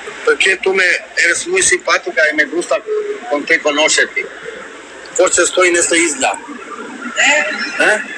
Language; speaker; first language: Spanish; non-native, learner; Albanian